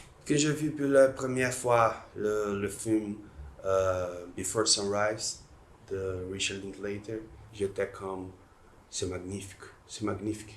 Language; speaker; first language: French; non-native, learner; Portuguese